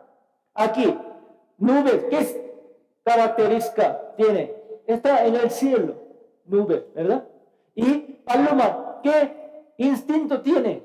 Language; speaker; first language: Spanish; non-native, fluent; Korean